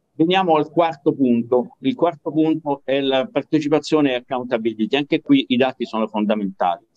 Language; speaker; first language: Italian; native; Italian